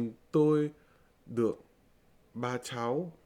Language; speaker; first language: Vietnamese; non-native, learner; English